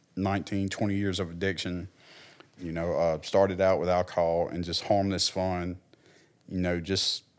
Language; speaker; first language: English; native; English